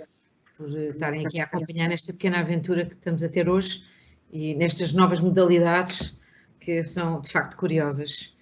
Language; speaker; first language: Portuguese; native; Portuguese